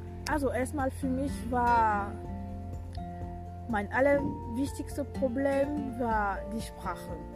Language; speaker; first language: German; non-native, fluent; French